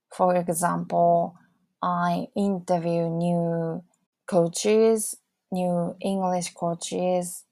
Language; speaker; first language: English; non-native, fluent; Japanese